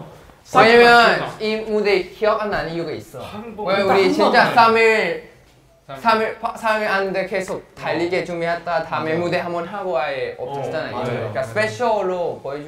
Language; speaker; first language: Korean; non-native, fluent; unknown